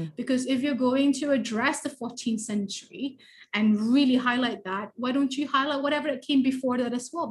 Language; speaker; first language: English; native; English